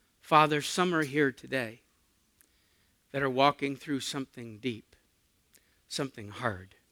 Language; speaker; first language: English; native; English